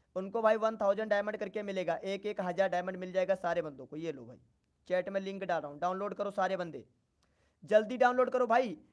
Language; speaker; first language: Hindi; native; Hindi